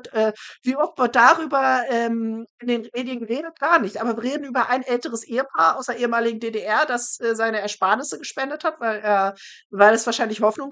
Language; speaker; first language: German; native; German